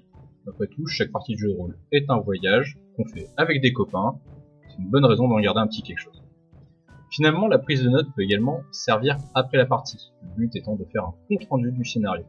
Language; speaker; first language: French; native; French